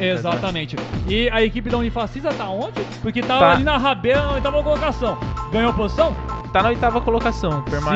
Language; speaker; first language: Portuguese; native; Portuguese